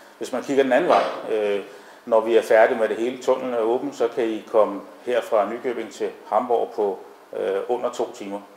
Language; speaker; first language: Danish; native; Danish